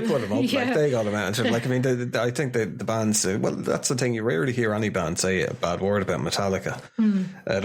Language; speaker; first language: English; native; English